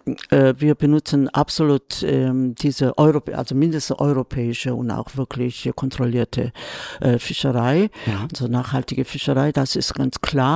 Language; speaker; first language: German; non-native, fluent; Korean